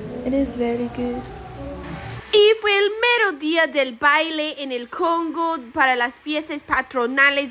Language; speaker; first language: Spanish; non-native, fluent; English